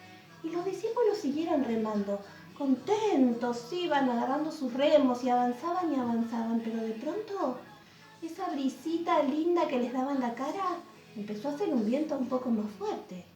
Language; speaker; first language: Spanish; native; Spanish